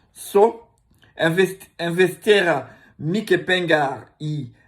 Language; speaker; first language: Swedish; non-native, learner; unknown